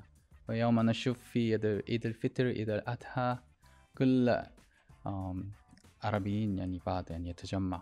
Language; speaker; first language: Arabic; non-native, learner; Korean